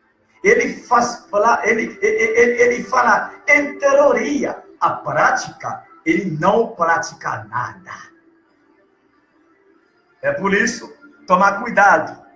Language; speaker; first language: Portuguese; non-native, learner; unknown